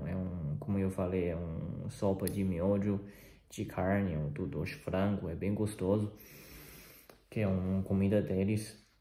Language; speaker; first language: Portuguese; non-native, fluent; Chinese